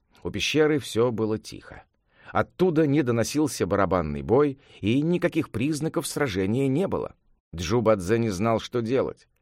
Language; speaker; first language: Russian; native; Russian